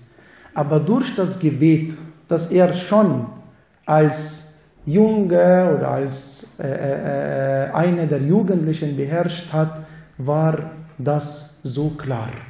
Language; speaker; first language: German; non-native, fluent; Arabic